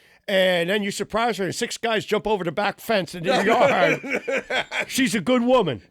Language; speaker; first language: English; native; English